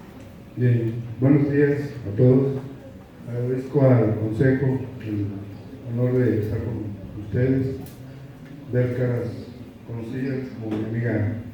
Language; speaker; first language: Spanish; native; Spanish